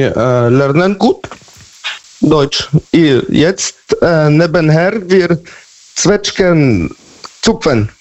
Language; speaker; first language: German; non-native, learner; Polish